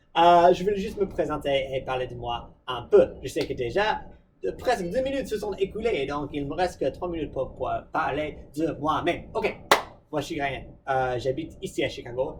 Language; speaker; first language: French; non-native, fluent; English